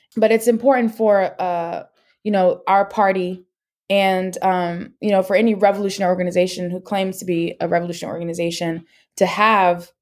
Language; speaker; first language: English; native; English